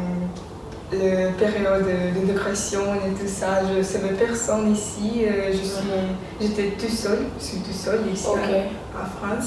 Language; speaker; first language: French; non-native, fluent; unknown